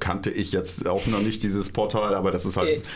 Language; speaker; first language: German; native; German